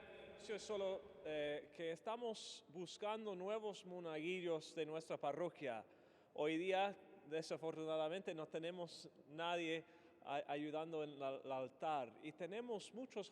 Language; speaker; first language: Spanish; non-native, fluent; English